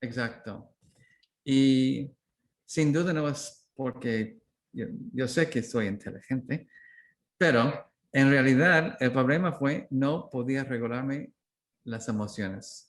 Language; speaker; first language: Spanish; non-native, learner; English